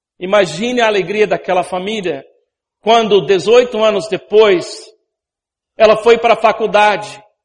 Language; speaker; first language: Portuguese; non-native, fluent; English